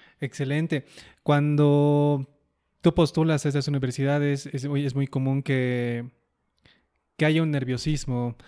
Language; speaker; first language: Spanish; native; Spanish